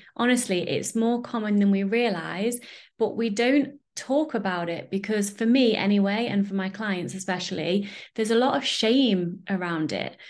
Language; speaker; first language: English; native; English